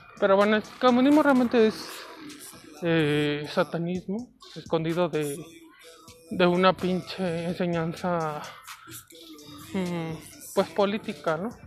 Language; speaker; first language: Spanish; native; Spanish